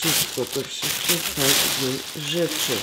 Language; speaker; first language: Polish; non-native, fluent; Russian